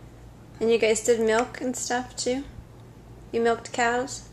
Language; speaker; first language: English; native; English